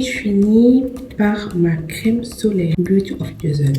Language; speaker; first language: French; non-native, local second language; Wolof